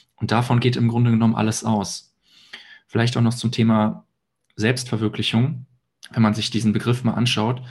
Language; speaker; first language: German; native; German